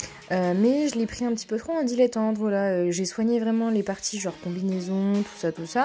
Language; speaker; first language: French; native; French